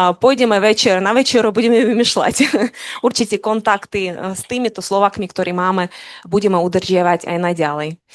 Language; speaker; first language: Slovak; non-native, fluent; Ukrainian